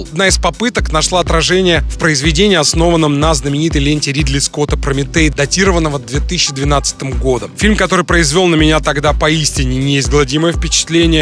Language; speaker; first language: Russian; native; Russian